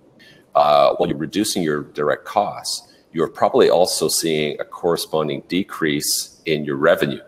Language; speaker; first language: English; native; English